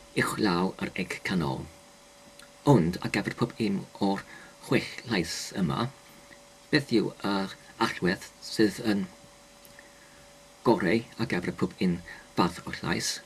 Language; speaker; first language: Welsh; non-native, learner; English